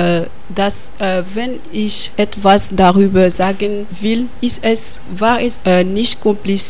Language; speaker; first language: German; non-native, learner; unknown